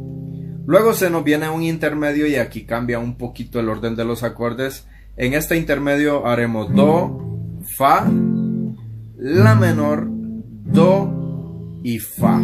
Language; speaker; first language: Spanish; native; Spanish